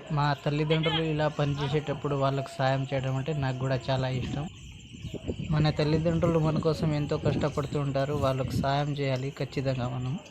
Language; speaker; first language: Telugu; non-native, local second language; Lambadi